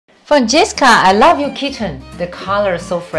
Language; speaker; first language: English; non-native, learner; Chinese